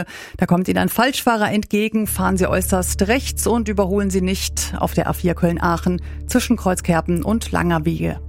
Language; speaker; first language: German; native; German